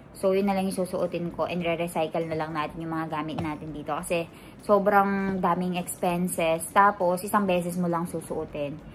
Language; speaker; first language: Filipino; native; Filipino